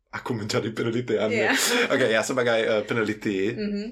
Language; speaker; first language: Indonesian; non-native, fluent; German